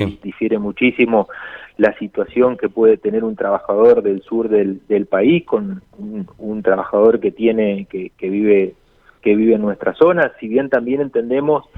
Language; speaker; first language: Spanish; native; Spanish